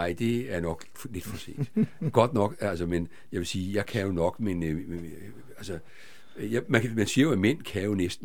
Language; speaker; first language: Danish; native; Danish